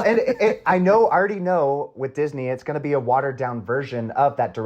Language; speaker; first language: English; native; English